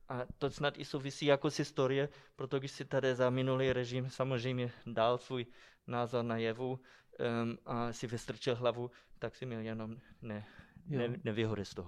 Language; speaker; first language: Czech; non-native, fluent; German